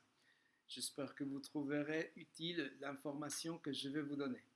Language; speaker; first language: French; non-native, fluent; Spanish